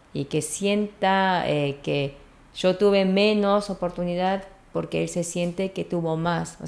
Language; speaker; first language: Spanish; early bilingual, other home language; Korean